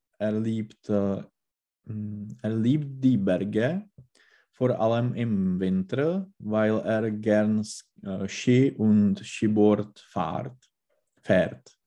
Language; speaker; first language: German; non-native, learner; Czech